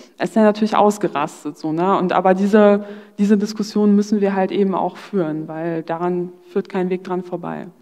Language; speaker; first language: German; early bilingual, other home language; Polish